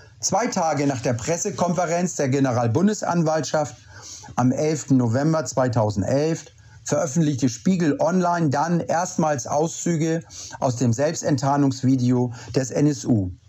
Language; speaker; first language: German; native; German